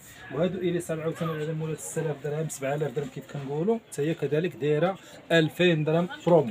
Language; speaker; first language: Arabic; native; Arabic